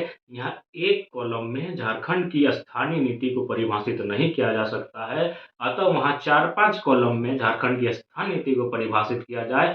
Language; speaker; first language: Hindi; non-native, local second language; Magahi